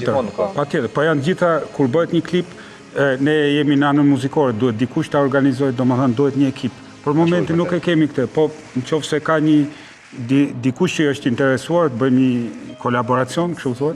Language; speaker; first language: Albanian; native; Albanian